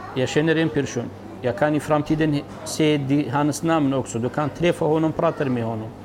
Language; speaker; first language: Swedish; non-native, learner; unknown